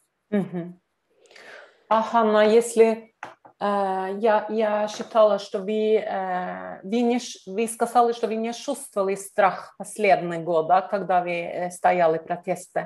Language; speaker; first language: Russian; non-native, learner; Norwegian